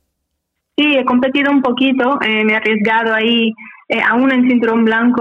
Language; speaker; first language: Spanish; non-native, fluent; Portuguese